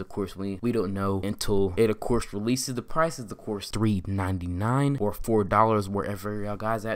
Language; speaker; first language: English; native; English